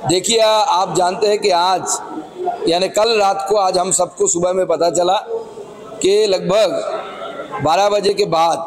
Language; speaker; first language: Hindi; non-native, local second language; Bangla